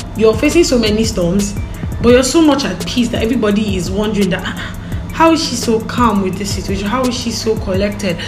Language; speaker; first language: English; non-native, local second language; Igbo